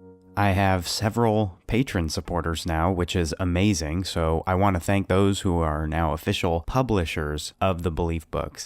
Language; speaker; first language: English; native; English